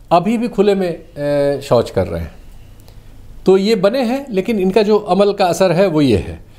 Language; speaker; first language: Hindi; native; Hindi